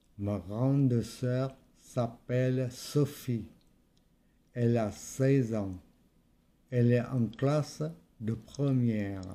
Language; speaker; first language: French; non-native, fluent; Vietnamese